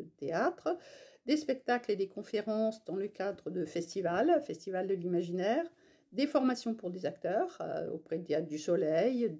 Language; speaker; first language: French; native; French